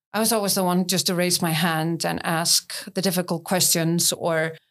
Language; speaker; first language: English; non-native, fluent; Icelandic